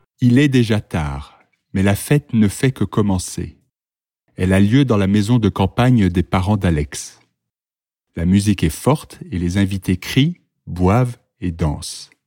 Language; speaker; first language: French; non-native, learner; Russian